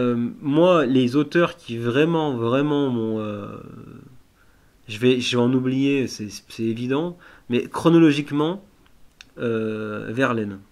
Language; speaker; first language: French; native; French